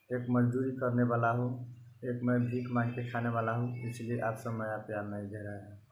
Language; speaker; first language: Hindi; non-native, local second language; Bhojpuri